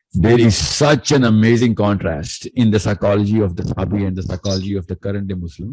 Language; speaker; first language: English; non-native, local second language; Urdu